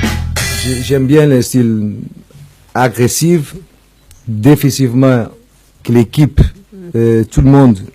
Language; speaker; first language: French; non-native, fluent; Portuguese